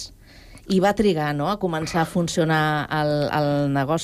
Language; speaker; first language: Catalan; native; Catalan